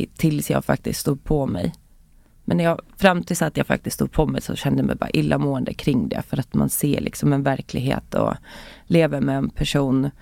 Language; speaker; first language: Swedish; early bilingual, other home language; Estonian